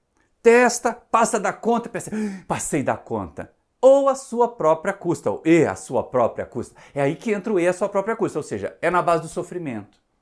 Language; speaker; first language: Portuguese; native; Portuguese